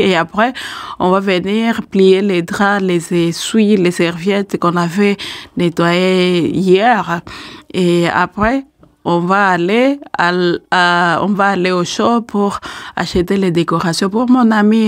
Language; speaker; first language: French; non-native, local second language; Swahili